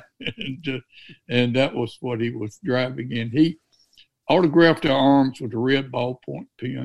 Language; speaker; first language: English; native; English